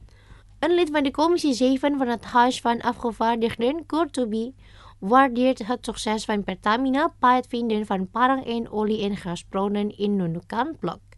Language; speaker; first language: Dutch; non-native, learner; Indonesian